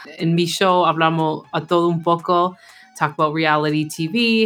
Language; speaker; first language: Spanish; early bilingual, heritage; Spanish